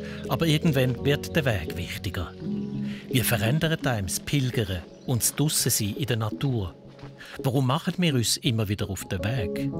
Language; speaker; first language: German; native; German